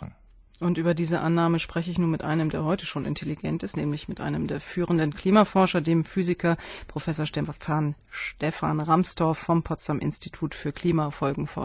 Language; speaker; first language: German; native; German